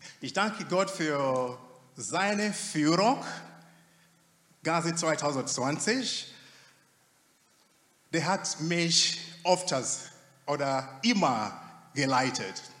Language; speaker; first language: German; non-native, fluent; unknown